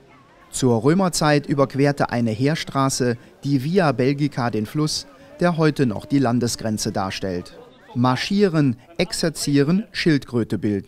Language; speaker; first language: German; native; German